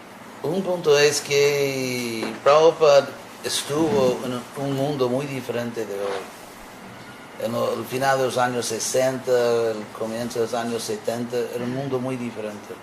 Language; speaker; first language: Spanish; non-native, fluent; English